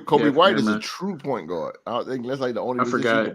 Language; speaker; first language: English; native; English